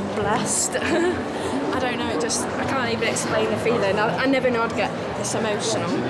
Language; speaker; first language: English; native; English